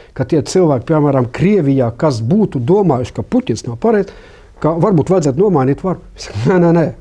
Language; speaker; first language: Latvian; non-native, local second language; Russian